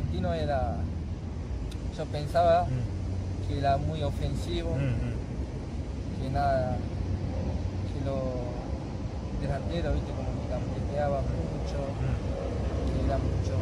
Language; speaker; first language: Spanish; non-native, fluent; Japanese